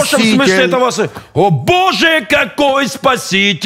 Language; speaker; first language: Russian; native; Russian